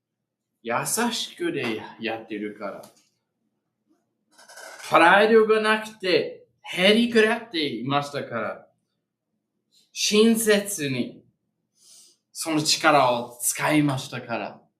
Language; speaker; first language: Japanese; non-native, fluent; English